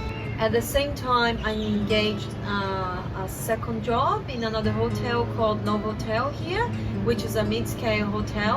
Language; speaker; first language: English; non-native, fluent; Portuguese